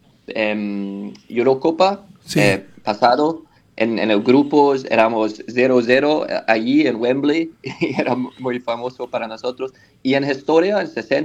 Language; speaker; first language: Spanish; non-native, learner; English